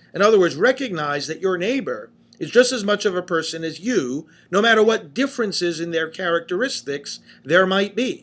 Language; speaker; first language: English; native; English